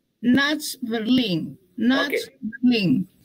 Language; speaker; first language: German; non-native, learner; Spanish